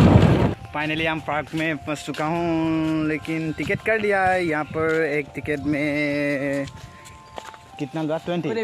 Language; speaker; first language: Hindi; non-native, local second language; Assamese